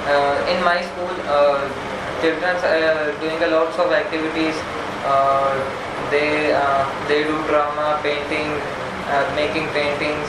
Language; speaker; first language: English; non-native, learner; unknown